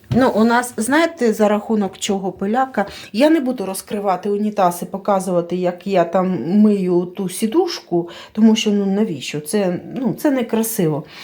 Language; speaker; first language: Ukrainian; non-native, local second language; Russian